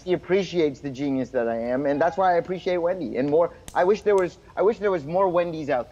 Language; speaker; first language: English; native; English